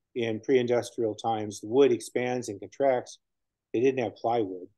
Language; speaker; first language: English; native; English